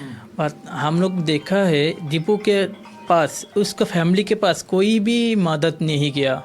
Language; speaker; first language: Hindi; non-native, learner; Bangla